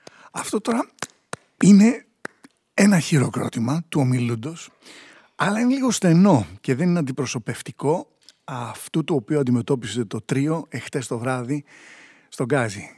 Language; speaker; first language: Greek; native; Greek